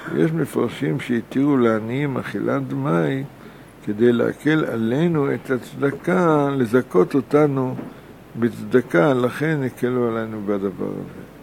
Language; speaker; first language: Hebrew; native; Hebrew